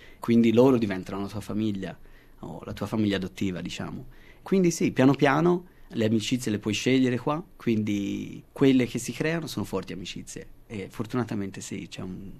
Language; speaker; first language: Italian; native; Italian